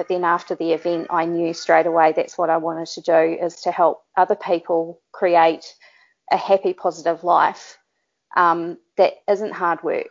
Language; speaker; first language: English; native; English